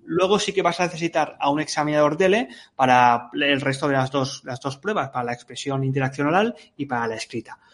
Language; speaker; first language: Spanish; native; Spanish